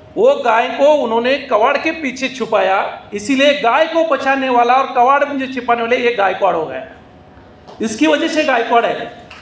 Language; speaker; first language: Hindi; non-native, local second language; Marathi